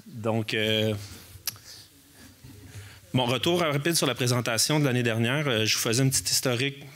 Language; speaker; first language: French; native; French